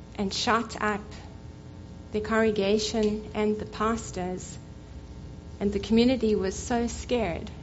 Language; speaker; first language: English; native; English